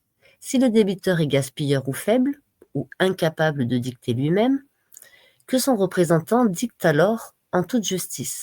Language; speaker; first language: French; native; French